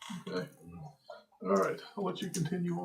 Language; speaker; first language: English; native; English